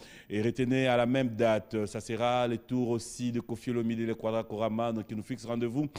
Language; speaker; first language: French; non-native, local second language; Lingala